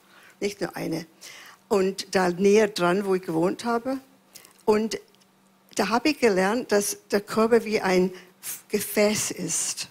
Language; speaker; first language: German; non-native, fluent; English